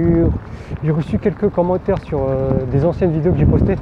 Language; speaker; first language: French; native; French